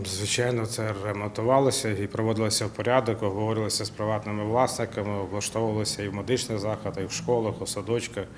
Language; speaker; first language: Ukrainian; non-native, local second language; Russian